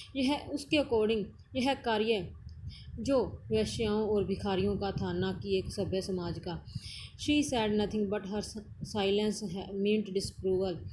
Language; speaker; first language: Hindi; native; Hindi